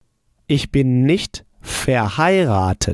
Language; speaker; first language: German; non-native, fluent; English